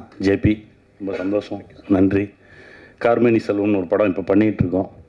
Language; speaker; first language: Tamil; native; Tamil